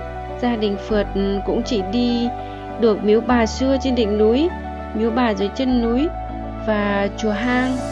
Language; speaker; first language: Vietnamese; native; Vietnamese